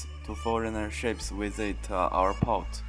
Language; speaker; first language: English; non-native, learner; Chinese